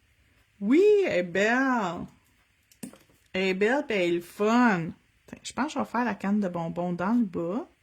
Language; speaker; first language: French; native; French